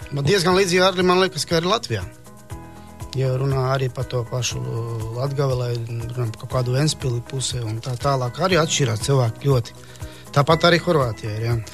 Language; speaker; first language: Latvian; non-native, fluent; Croatian